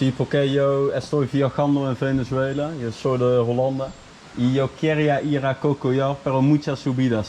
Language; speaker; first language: Spanish; non-native, learner; Dutch